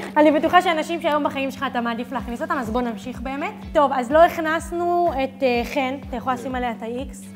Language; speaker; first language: Hebrew; native; Hebrew